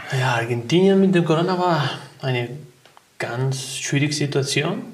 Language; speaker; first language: German; non-native, learner; Spanish